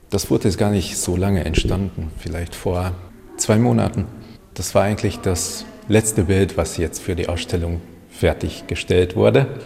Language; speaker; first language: German; non-native, fluent; Hungarian